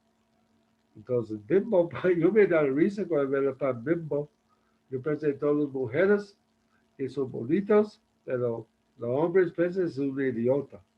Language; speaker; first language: Spanish; non-native, learner; English